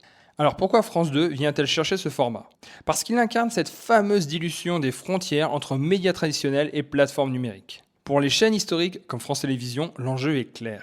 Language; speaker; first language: French; native; French